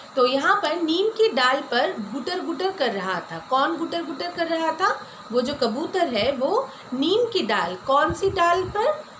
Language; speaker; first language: Hindi; non-native, local second language; Bangla